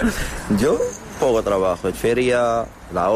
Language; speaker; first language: Spanish; non-native, learner; Arabic